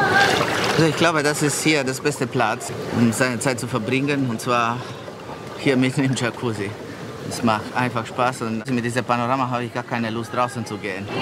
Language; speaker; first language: German; non-native, fluent; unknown